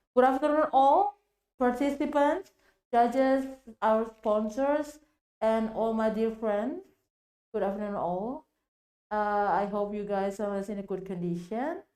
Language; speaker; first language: English; non-native, fluent; Indonesian